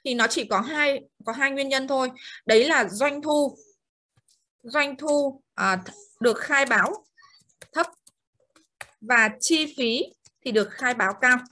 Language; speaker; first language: Vietnamese; native; Vietnamese